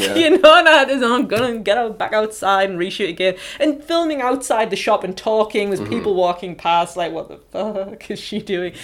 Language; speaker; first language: English; native; English